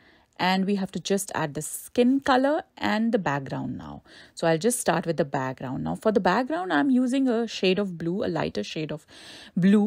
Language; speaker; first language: English; non-native, local second language; Hindi